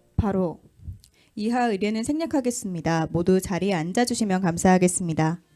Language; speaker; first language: Korean; native; Korean